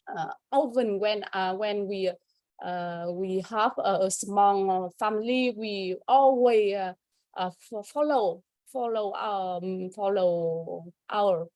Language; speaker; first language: English; non-native, learner; Vietnamese